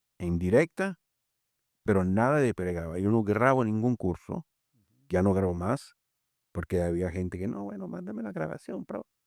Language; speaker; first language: Spanish; early bilingual, other home language; Italian